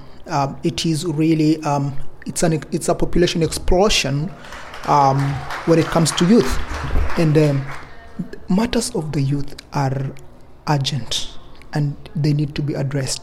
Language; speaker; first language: English; non-native, local second language; Kalenjin